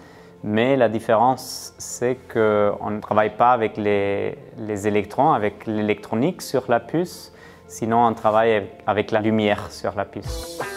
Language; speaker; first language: French; non-native, fluent; German